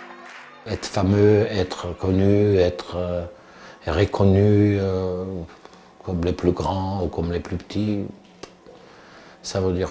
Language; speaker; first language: French; non-native, fluent; Italian